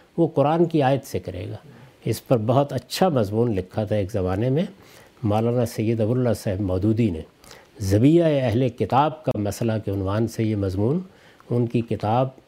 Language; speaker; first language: Urdu; native; Urdu